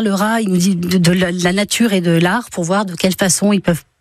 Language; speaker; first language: French; native; French